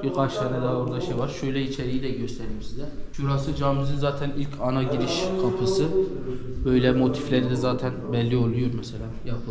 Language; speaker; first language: Turkish; native; Turkish